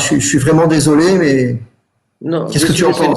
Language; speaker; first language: French; native; French